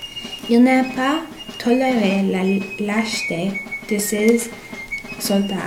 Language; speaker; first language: French; non-native, learner; English